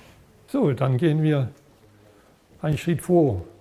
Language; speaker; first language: German; non-native, fluent; French